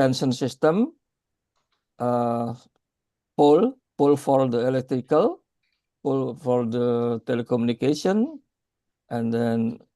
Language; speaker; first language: English; non-native, learner; Indonesian